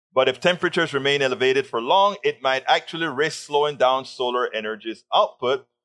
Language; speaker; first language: English; non-native, fluent; Spanish